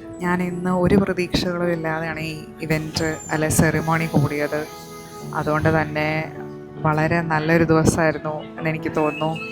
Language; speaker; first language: Malayalam; early bilingual, heritage; Malayalam